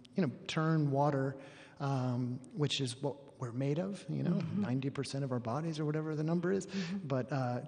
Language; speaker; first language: English; native; English